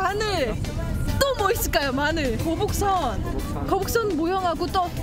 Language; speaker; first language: Korean; native; Korean